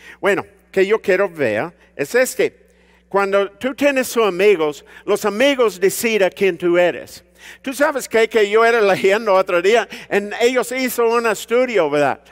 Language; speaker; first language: Spanish; early bilingual, heritage; Spanish